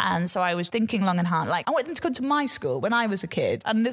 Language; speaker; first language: English; native; English